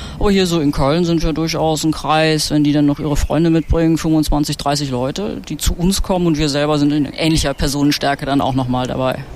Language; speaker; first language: German; native; German